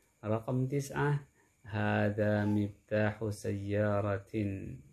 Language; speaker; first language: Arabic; non-native, fluent; Indonesian